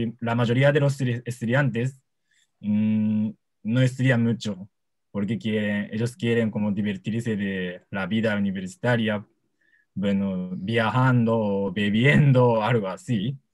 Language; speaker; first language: Spanish; non-native, learner; Japanese